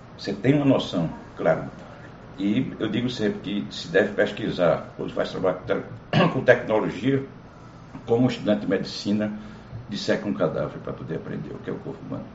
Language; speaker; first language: Portuguese; native; Portuguese